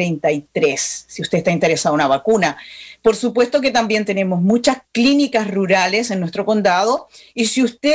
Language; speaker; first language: Spanish; native; Spanish